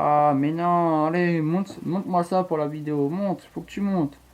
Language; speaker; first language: French; native; French